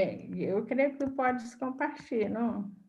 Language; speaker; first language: Portuguese; non-native, fluent; Spanish